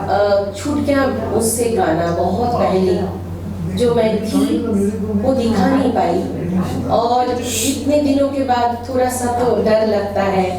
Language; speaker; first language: Hindi; non-native, local second language; Bangla